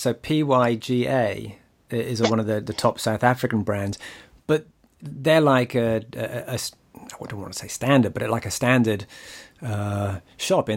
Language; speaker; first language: English; native; English